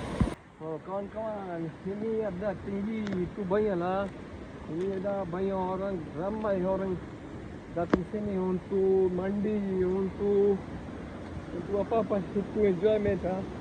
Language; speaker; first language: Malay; non-native, local second language; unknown